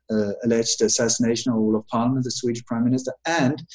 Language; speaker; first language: English; early bilingual, other home language; Danish